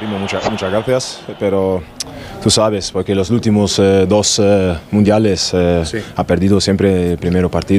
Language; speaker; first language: Spanish; non-native, learner; German